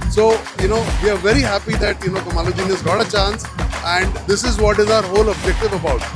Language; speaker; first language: English; non-native, local second language; Malayalam